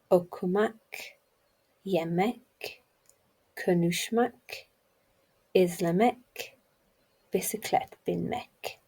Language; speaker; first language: Turkish; non-native, learner; English